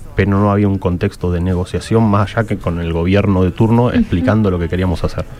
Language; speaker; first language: Spanish; native; Spanish